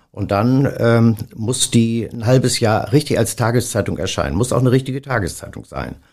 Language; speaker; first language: German; native; German